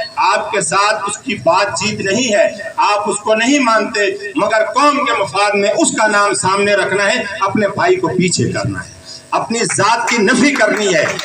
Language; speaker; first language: Urdu; non-native, local second language; Pashto